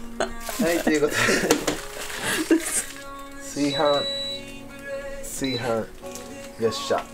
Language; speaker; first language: Japanese; native; Japanese